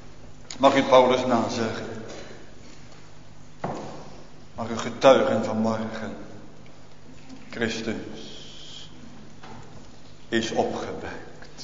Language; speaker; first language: Dutch; native; Dutch